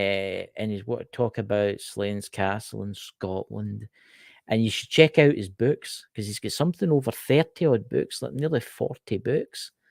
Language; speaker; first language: English; native; English